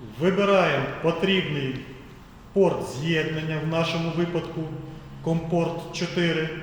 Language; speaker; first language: Ukrainian; native; Ukrainian